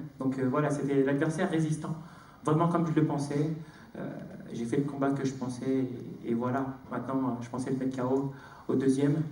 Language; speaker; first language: French; native; French